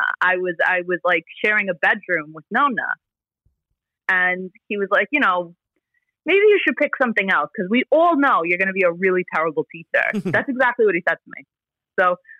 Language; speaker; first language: English; early bilingual, other home language; Italian